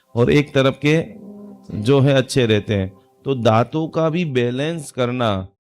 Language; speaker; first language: Hindi; non-native, local second language; Gujarati